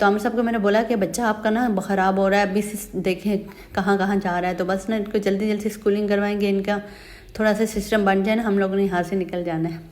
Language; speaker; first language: Urdu; native; Urdu